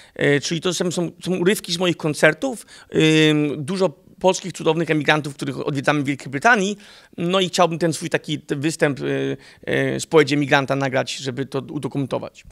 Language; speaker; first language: Polish; early bilingual, heritage; Polish